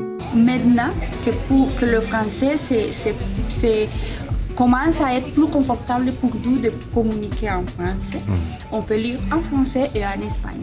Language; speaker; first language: French; non-native, learner; Spanish